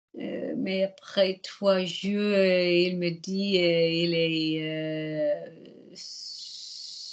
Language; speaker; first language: French; non-native, learner; English